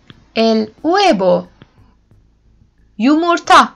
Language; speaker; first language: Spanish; non-native, learner; Turkish